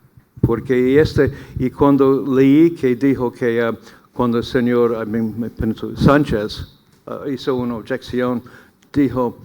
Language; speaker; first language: Spanish; non-native, learner; English